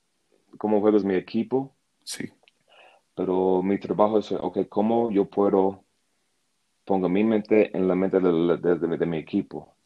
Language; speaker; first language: Spanish; non-native, learner; English